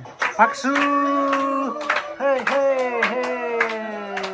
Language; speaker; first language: Korean; non-native, fluent; Nepali